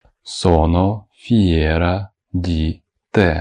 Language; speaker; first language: Italian; non-native, fluent; Ukrainian